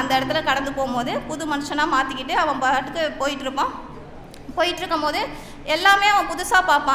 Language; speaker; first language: Tamil; native; Tamil